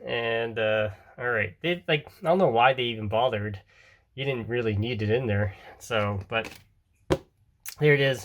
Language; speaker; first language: English; native; English